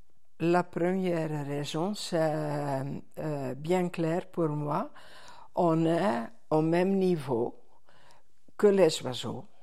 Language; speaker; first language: French; non-native, fluent; Dutch